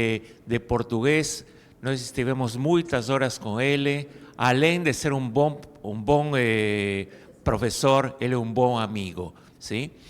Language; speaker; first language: Portuguese; non-native, fluent; Spanish